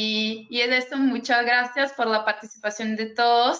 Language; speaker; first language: Spanish; non-native, fluent; Portuguese